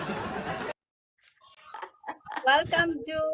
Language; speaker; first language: English; non-native, local second language; Filipino